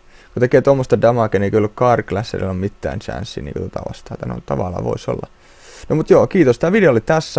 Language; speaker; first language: Finnish; native; Finnish